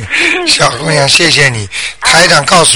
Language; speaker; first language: Chinese; native; Chinese